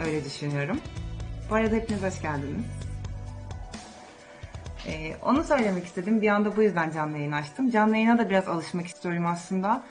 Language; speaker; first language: Turkish; native; Turkish